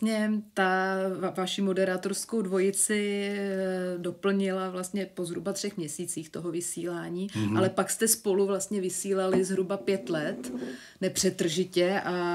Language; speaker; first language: Czech; native; Czech